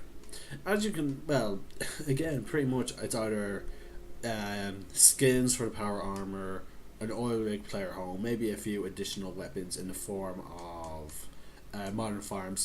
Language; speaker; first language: English; native; English